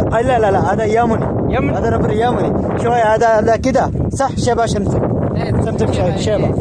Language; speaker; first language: Arabic; non-native, learner; Bangla